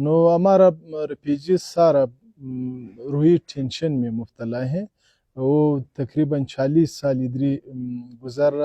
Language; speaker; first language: Hindi; non-native, fluent; Pashto